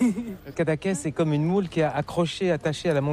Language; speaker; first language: French; native; French